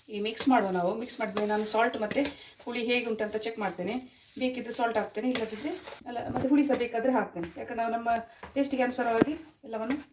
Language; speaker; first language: Kannada; non-native, local second language; Konkani